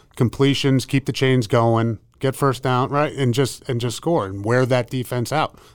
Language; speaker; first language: English; native; English